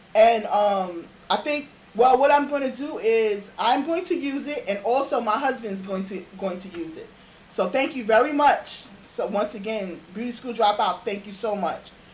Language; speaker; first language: English; native; English